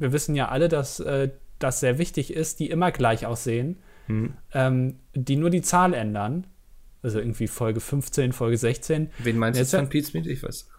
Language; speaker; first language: German; native; German